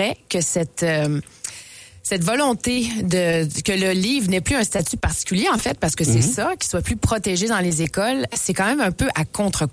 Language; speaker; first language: French; native; French